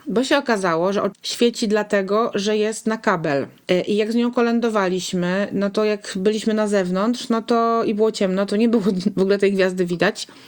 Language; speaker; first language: Polish; native; Polish